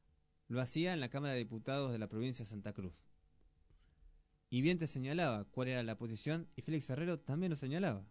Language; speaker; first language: Spanish; native; Spanish